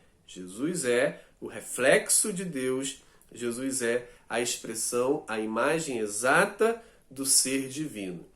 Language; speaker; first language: Portuguese; native; Portuguese